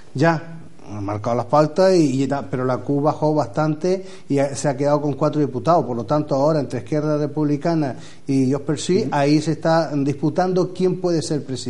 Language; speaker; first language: Spanish; native; Spanish